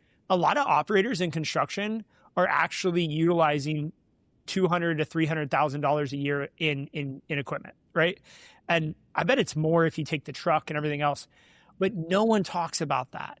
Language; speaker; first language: English; native; English